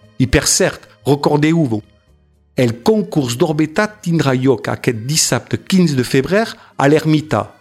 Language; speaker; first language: Catalan; non-native, fluent; French